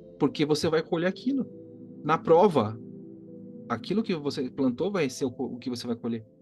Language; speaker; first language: Portuguese; native; Portuguese